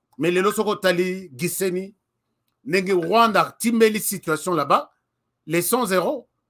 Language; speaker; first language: French; non-native, local second language; Lingala